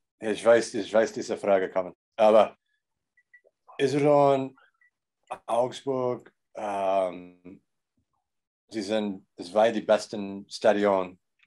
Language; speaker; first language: German; non-native, learner; English